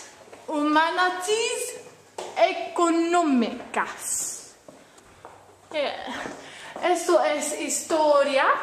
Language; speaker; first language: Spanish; non-native, learner; English